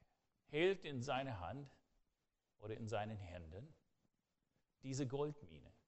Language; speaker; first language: German; non-native, fluent; English